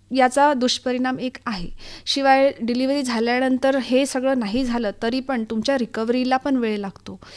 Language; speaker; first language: Marathi; native; Marathi